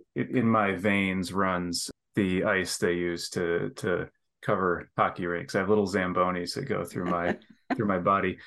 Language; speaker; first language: English; native; English